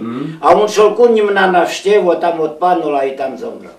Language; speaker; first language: Slovak; early bilingual, other home language; Rusyn